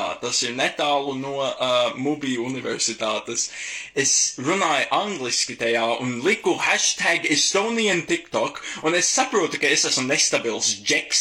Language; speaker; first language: Latvian; non-native, local second language; English